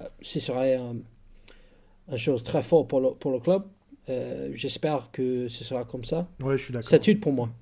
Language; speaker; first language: French; non-native, learner; English